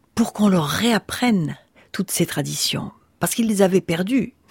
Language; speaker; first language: French; early bilingual, other home language; Russian